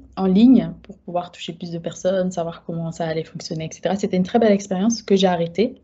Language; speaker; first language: French; native; French